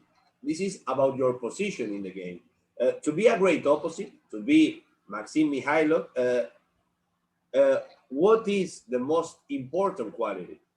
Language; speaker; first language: English; non-native, learner; Spanish